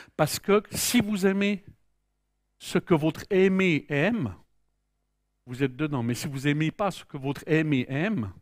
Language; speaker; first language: French; native; French